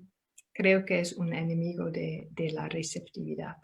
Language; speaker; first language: Spanish; non-native, fluent; Dutch